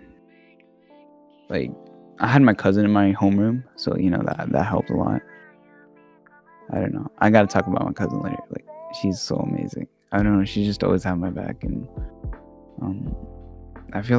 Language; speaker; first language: English; early bilingual, other home language; Arabic